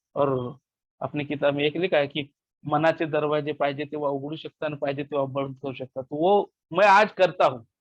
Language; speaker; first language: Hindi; non-native, local second language; Marathi